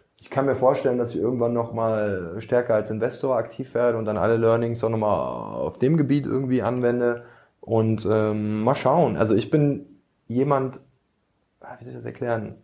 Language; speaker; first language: German; early bilingual, other home language; Bosnian